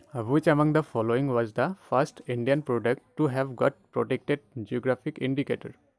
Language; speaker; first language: English; non-native, local second language; Bangla